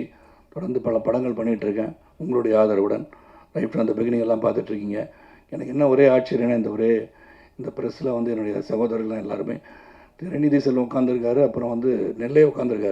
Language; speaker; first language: Tamil; native; Tamil